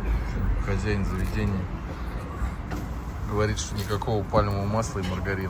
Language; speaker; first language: Russian; native; Russian